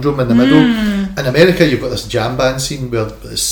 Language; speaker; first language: English; native; English